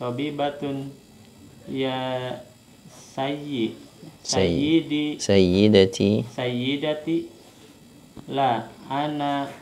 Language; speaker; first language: Arabic; non-native, learner; Indonesian